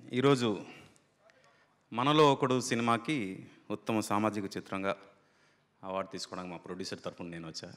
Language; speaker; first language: Telugu; native; Telugu